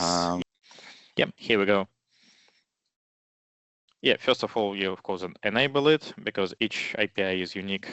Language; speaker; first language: English; non-native, fluent; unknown